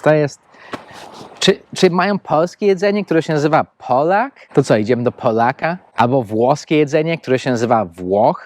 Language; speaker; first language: Polish; non-native, fluent; English